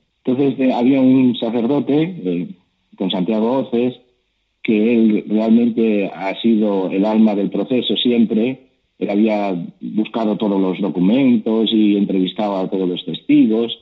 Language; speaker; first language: Spanish; native; Spanish